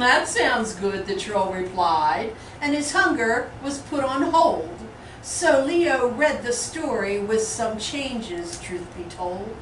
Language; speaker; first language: English; native; English